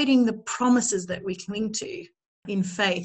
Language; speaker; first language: English; native; English